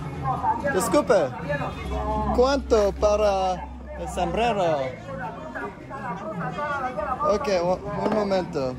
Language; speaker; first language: Spanish; non-native, learner; English